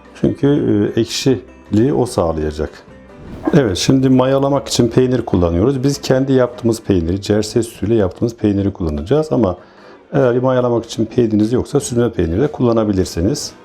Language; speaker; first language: Turkish; native; Turkish